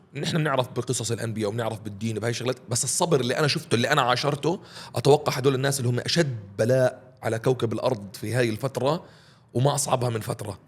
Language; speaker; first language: Arabic; early bilingual, heritage; Arabic